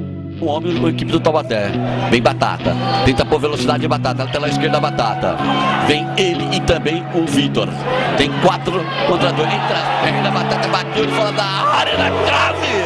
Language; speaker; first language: Portuguese; native; Portuguese